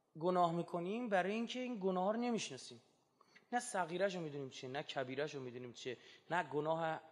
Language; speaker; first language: Persian; native; Persian